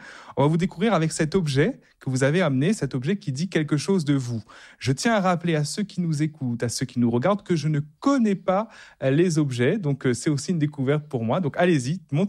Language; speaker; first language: French; native; French